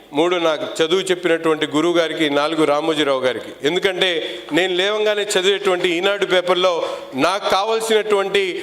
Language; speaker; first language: Telugu; non-native, local second language; Urdu